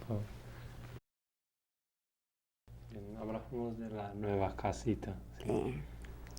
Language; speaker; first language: Spanish; non-native, learner; Portuguese